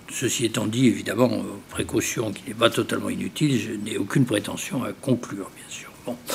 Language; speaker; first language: French; native; French